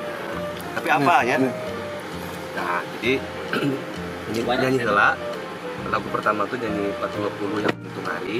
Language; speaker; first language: Indonesian; native; Indonesian